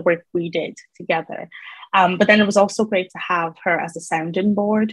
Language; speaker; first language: English; native; English